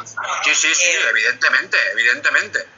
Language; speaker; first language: Spanish; native; Spanish